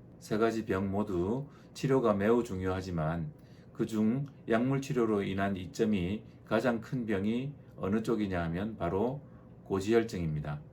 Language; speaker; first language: Korean; native; Korean